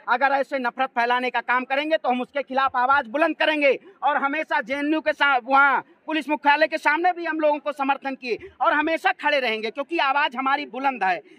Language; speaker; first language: Hindi; native; Hindi